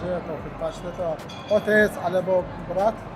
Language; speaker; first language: Slovak; non-native, learner; Azerbaijani